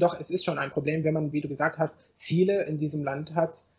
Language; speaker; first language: German; non-native, fluent; Arabic